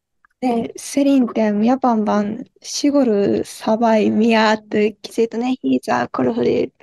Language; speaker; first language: Hungarian; non-native, learner; Japanese